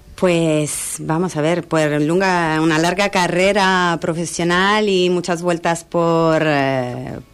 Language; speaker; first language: Spanish; non-native, fluent; Italian